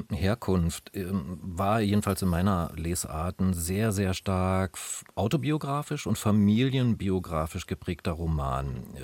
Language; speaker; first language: German; native; German